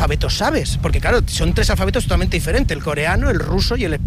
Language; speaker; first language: Spanish; native; Spanish